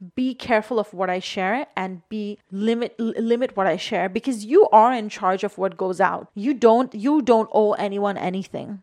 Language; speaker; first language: English; non-native, local second language; Bangla